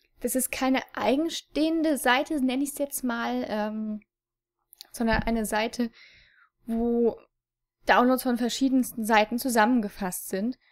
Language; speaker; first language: German; native; German